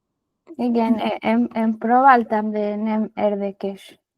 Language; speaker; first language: Hungarian; non-native, learner; Spanish